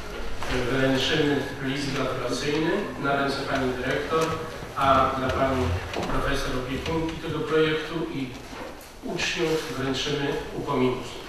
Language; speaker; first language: Polish; native; Polish